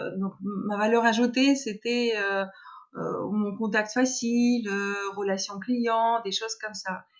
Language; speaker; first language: French; non-native, fluent; Russian